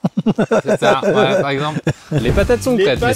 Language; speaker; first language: French; native; French